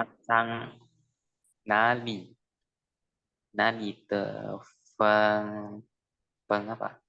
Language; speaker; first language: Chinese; non-native, learner; Indonesian